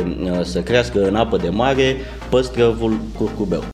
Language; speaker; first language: Romanian; native; Romanian